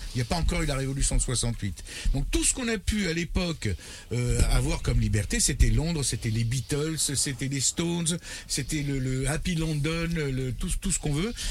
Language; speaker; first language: French; early bilingual, other home language; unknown